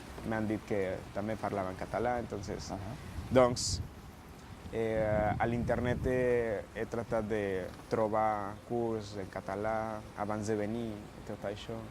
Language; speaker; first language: Catalan; non-native, learner; Spanish